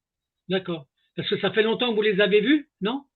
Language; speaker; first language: French; native; French